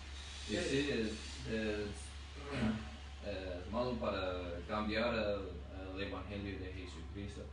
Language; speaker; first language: Spanish; non-native, learner; English